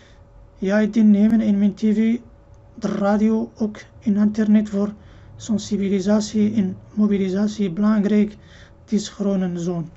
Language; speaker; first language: Dutch; non-native, learner; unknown